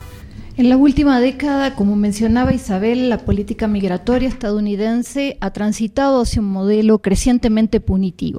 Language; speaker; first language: Spanish; native; Spanish